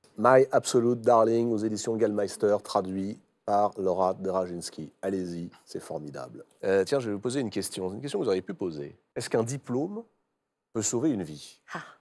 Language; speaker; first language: French; native; French